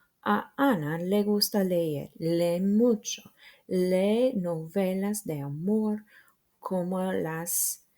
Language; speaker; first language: Spanish; non-native, fluent; English